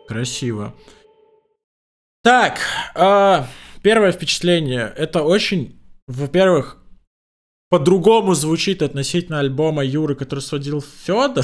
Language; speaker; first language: Russian; native; Russian